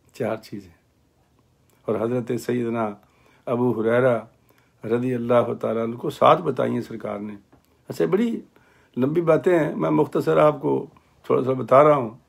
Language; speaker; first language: Urdu; native; Urdu